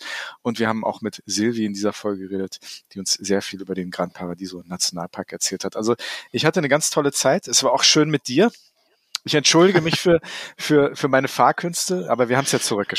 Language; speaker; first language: German; native; German